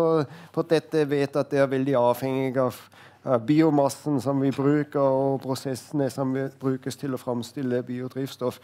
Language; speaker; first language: Norwegian; non-native, fluent; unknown